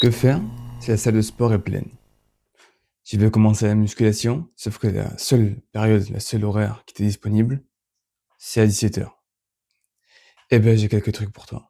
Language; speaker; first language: French; native; French